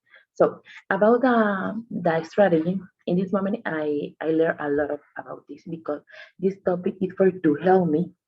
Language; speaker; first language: English; non-native, learner; Spanish